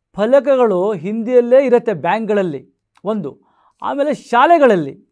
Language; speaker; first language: Kannada; non-native, local second language; Marathi